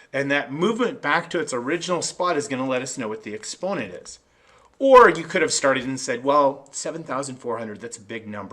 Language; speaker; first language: English; native; English